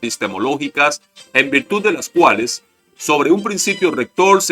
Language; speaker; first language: Spanish; native; Spanish